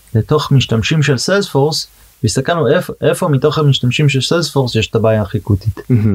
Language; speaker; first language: Hebrew; early bilingual, heritage; Hebrew